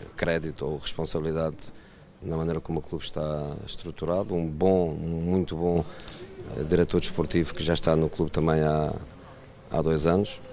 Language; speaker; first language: Portuguese; native; Portuguese